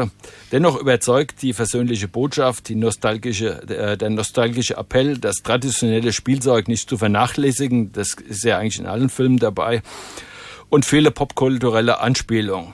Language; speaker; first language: German; native; German